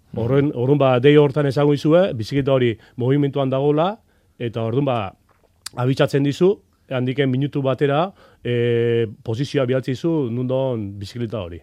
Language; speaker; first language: Basque; native; Basque